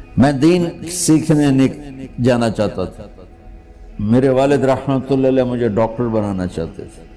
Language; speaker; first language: Urdu; non-native, local second language; Punjabi